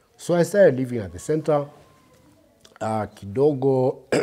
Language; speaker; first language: English; early bilingual, other home language; Kikuyu